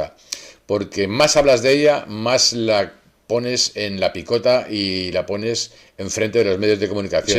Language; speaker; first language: Spanish; native; Spanish